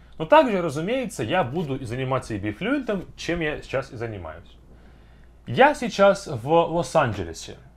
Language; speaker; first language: Russian; native; Russian